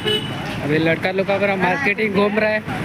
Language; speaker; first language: Hindi; non-native, local second language; Odia